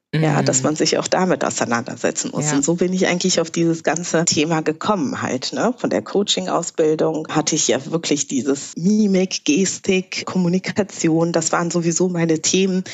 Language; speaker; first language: German; early bilingual, other home language; Kinyarwanda